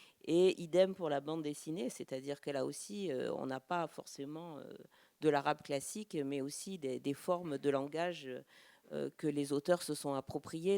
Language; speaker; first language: French; native; French